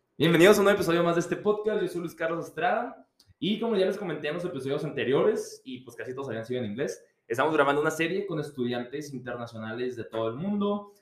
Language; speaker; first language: Spanish; native; Spanish